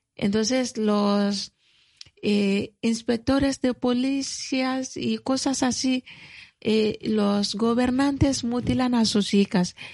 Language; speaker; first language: Spanish; non-native, fluent; Bambara